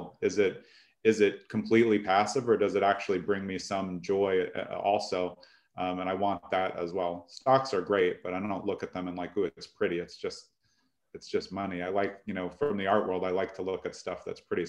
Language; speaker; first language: English; native; English